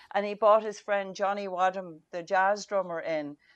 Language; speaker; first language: English; non-native, local second language; Irish